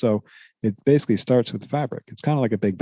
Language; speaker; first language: English; native; English